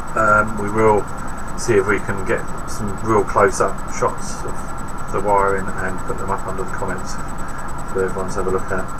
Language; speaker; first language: English; native; English